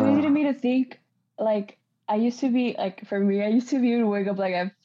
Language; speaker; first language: English; non-native, fluent; Spanish